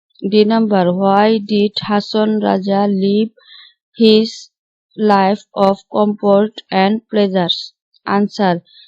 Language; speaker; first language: English; non-native, local second language; Bangla